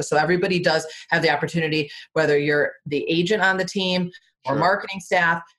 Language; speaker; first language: English; native; English